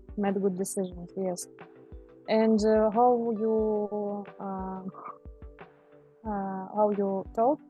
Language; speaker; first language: English; non-native, learner; Russian